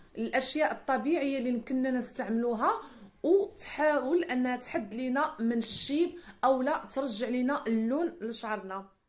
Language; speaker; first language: Arabic; native; Arabic